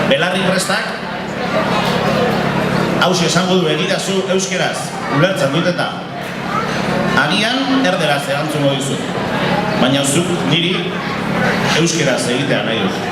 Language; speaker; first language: Basque; native; Basque